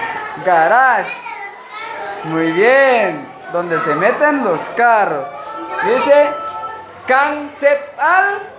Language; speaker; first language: Spanish; non-native, local second language; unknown